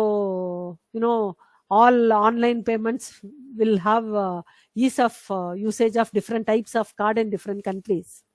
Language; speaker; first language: English; non-native, local second language; Tamil